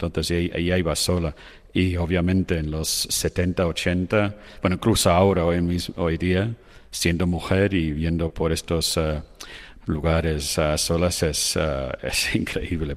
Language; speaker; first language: Spanish; non-native, fluent; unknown